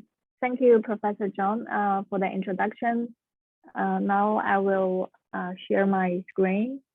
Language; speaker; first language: English; non-native, fluent; Chinese